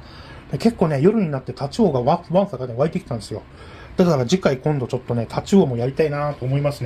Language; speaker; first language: Japanese; native; Japanese